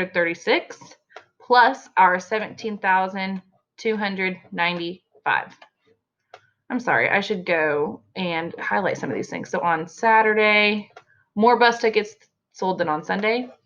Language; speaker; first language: English; native; English